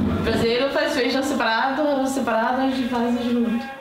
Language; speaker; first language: Portuguese; non-native, fluent; Haitian Creole